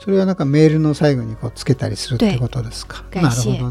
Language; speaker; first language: Japanese; native; Japanese